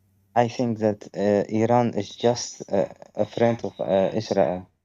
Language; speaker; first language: English; non-native, fluent; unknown